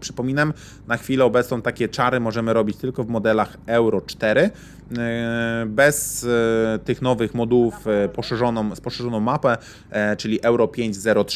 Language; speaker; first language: Polish; native; Polish